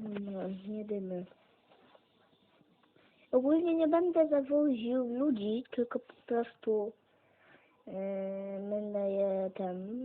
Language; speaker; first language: Polish; native; Polish